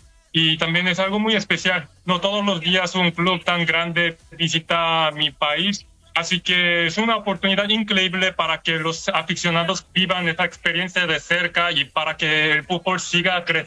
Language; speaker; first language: Spanish; non-native, fluent; Korean